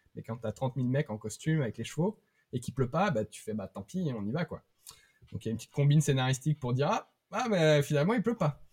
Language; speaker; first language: French; native; French